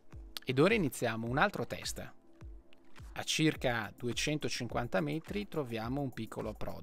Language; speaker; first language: Italian; native; Italian